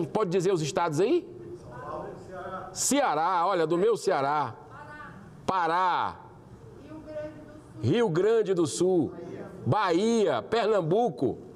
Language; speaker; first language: Portuguese; native; Portuguese